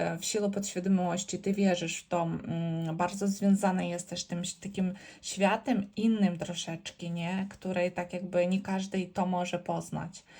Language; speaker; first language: Polish; non-native, learner; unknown